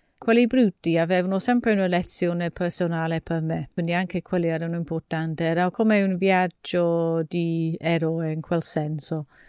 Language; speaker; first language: Italian; non-native, fluent; English